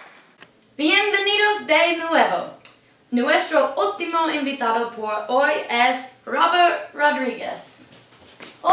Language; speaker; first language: Spanish; non-native, learner; English